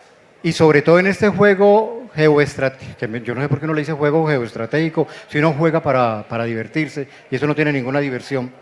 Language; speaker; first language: Spanish; native; Spanish